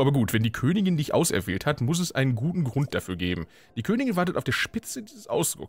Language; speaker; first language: German; native; German